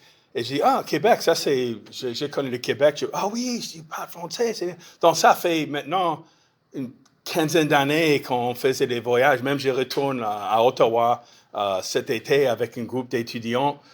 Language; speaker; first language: French; non-native, fluent; English